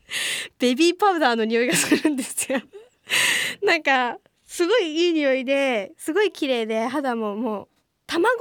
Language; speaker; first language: Japanese; native; Japanese